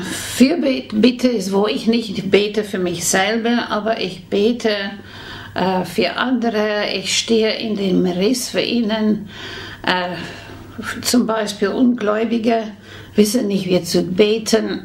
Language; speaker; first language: German; non-native, fluent; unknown